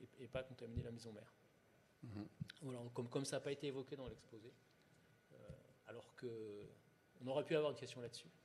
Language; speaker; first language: French; native; French